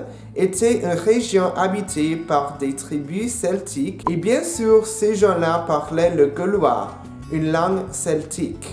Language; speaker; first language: French; non-native, local second language; English